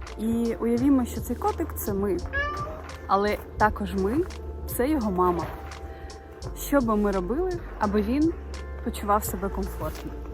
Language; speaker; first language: Ukrainian; native; Ukrainian